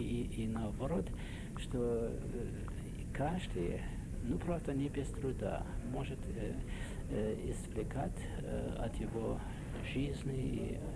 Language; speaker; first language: Russian; non-native, fluent; German